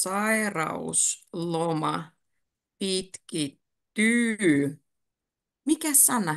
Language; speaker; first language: Finnish; native; Finnish